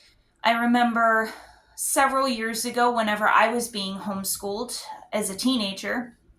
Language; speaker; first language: English; native; English